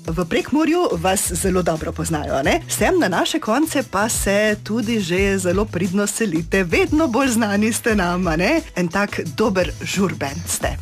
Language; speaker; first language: Slovenian; native; Slovenian